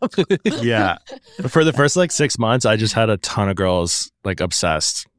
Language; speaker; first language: English; native; English